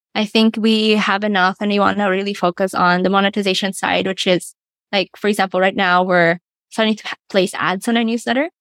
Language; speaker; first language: English; non-native, local second language; Filipino